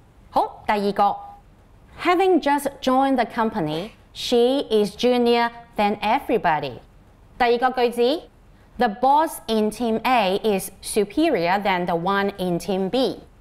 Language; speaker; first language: English; non-native, local second language; Cantonese